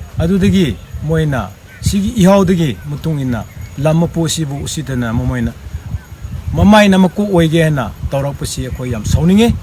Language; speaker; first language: Manipuri; non-native, local second language; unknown